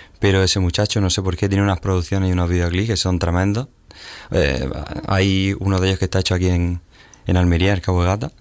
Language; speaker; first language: Spanish; native; Spanish